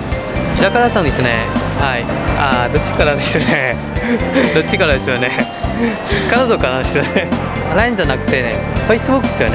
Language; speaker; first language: Japanese; non-native, fluent; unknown